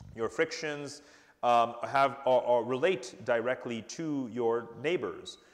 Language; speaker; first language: English; native; English